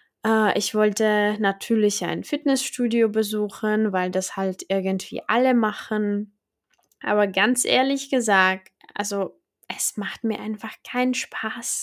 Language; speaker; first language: German; non-native, fluent; Czech